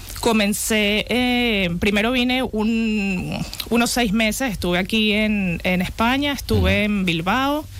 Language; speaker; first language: Spanish; native; Spanish